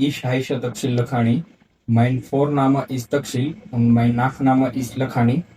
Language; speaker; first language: German; non-native, learner; Gujarati